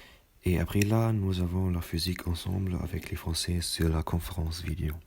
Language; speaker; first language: French; non-native, learner; German